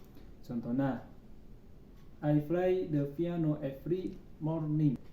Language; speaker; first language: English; non-native, learner; Sundanese